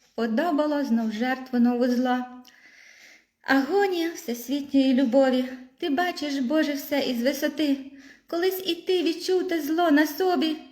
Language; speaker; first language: Ukrainian; native; Ukrainian